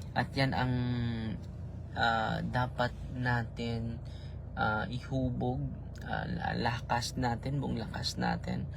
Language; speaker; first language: Filipino; non-native, local second language; Cebuano